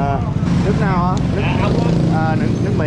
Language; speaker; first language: Vietnamese; non-native, learner; English